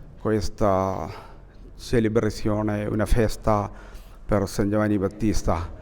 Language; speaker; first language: Italian; non-native, learner; Malayalam